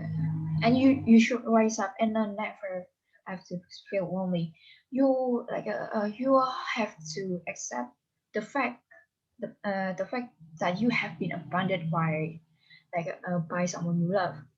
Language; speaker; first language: English; non-native, learner; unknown